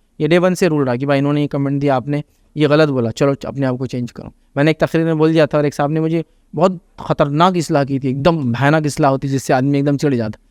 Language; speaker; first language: Urdu; native; Urdu